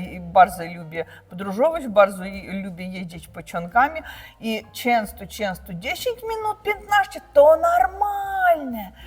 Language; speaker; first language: Polish; non-native, learner; Russian